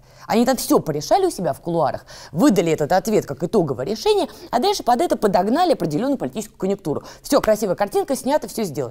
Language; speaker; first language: Russian; native; Russian